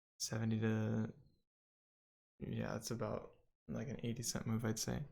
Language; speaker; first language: English; native; English